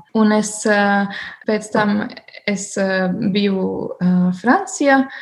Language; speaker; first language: Latvian; non-native, learner; German